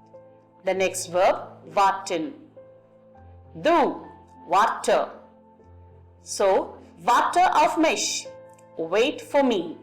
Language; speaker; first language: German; non-native, fluent; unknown